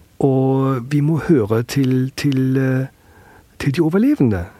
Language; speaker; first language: Norwegian; early bilingual, heritage; German